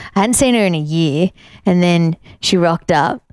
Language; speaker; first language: English; native; English